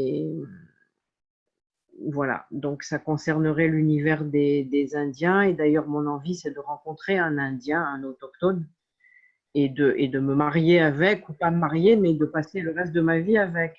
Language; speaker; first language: French; native; French